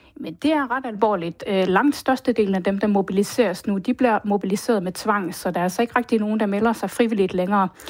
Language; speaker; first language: Danish; native; Danish